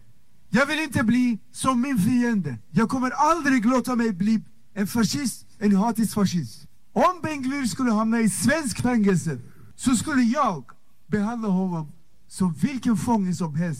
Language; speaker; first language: Swedish; non-native, fluent; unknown